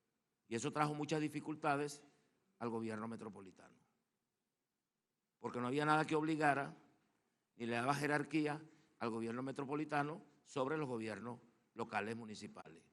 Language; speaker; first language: Spanish; native; Spanish